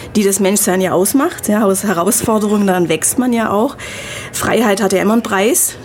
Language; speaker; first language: German; native; German